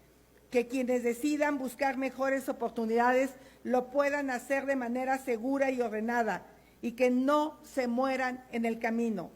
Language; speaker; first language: Spanish; native; Spanish